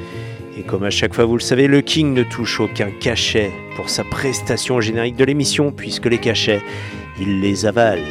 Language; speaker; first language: French; native; French